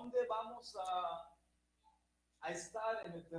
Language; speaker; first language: Spanish; native; Spanish